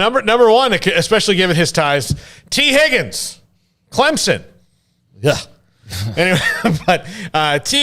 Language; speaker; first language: English; native; English